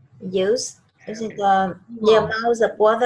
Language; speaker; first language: English; non-native, learner; Vietnamese